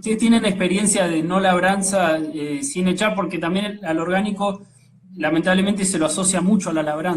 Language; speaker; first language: Spanish; native; Spanish